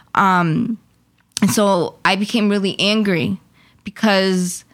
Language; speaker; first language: English; early bilingual, other home language; Spanish